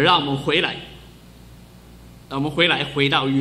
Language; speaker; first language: Chinese; native; Chinese